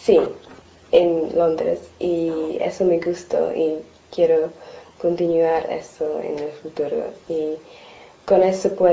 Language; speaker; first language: Spanish; non-native, learner; English